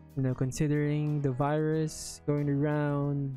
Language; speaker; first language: English; non-native, local second language; Filipino